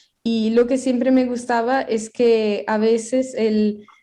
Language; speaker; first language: Spanish; non-native, fluent; Italian